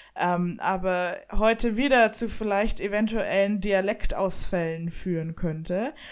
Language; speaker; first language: German; native; German